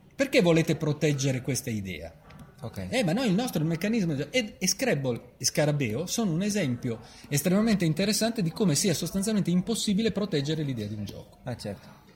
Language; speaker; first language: Italian; native; Italian